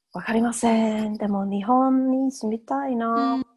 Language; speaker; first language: Japanese; non-native, learner; English